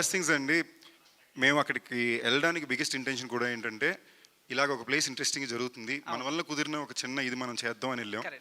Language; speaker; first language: Telugu; native; Telugu